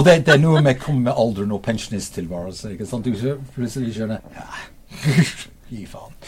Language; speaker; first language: Norwegian; non-native, fluent; English